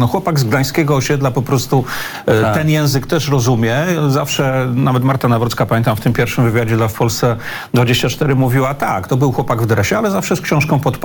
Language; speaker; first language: Polish; native; Polish